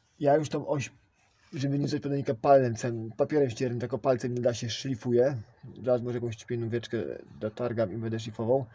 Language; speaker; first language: Polish; native; Polish